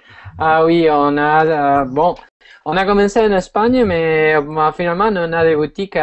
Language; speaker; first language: French; non-native, fluent; Spanish